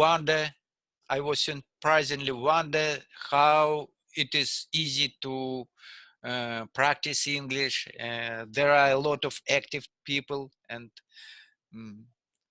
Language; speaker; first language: English; non-native, learner; Russian